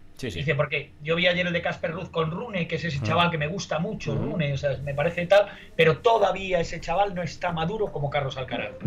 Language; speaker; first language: Spanish; native; Spanish